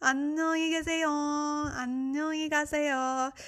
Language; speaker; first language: Korean; non-native, learner; French